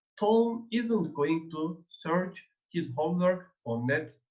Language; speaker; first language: English; non-native, fluent; Turkish